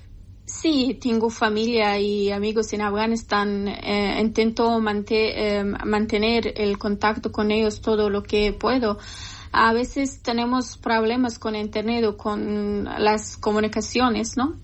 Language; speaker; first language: Spanish; non-native, learner; Persian